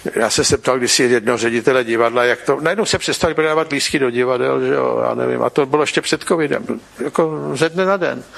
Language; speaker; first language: Czech; native; Czech